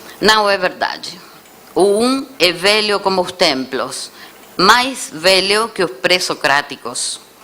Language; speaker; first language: Portuguese; non-native, fluent; Spanish